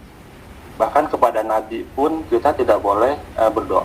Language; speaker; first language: Indonesian; native; Indonesian